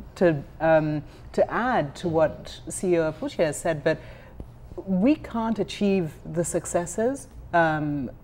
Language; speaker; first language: English; non-native, local second language; Ganda